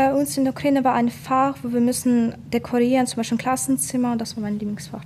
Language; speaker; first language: German; non-native, fluent; Ukrainian